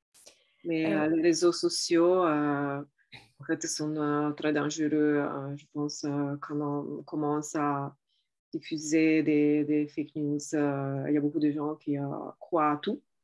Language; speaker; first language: French; non-native, fluent; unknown